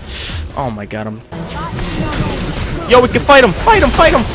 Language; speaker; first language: English; native; English